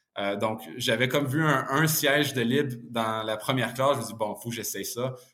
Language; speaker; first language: French; early bilingual, other home language; Bosnian